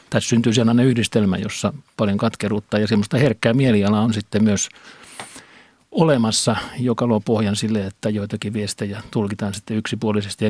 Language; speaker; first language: Finnish; native; Finnish